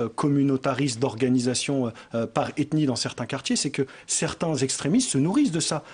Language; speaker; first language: French; native; French